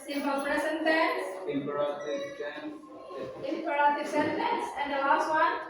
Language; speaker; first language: English; non-native, learner; Indonesian